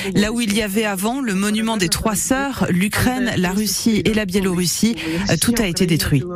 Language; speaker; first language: French; non-native, fluent; Ukrainian